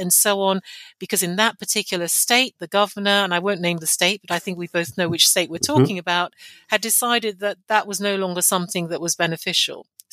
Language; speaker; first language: English; non-native, local second language; Yoruba